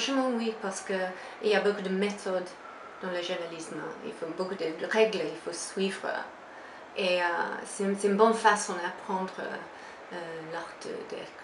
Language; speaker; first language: French; non-native, fluent; English